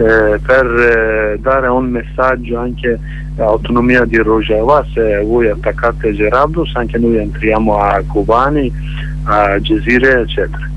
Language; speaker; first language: Italian; non-native, learner; Kurdish